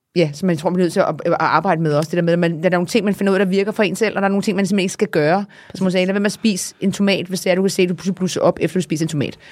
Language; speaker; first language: Danish; native; Danish